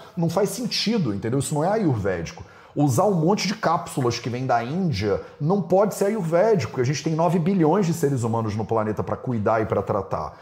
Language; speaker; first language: Portuguese; native; Portuguese